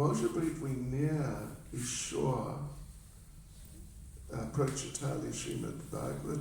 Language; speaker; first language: Russian; non-native, learner; English